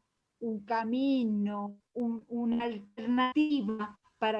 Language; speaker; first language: Spanish; native; Spanish